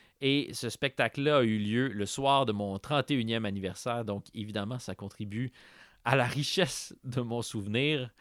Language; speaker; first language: French; native; French